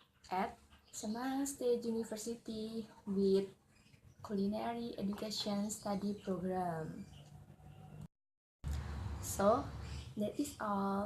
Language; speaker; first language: English; non-native, learner; Indonesian